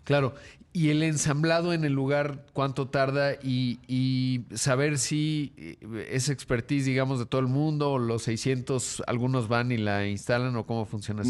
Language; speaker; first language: Spanish; native; Spanish